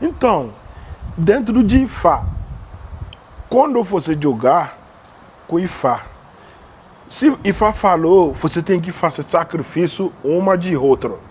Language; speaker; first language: Portuguese; non-native, learner; Yoruba